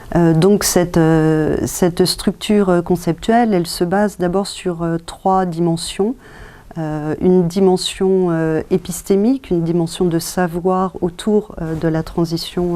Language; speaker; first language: French; native; French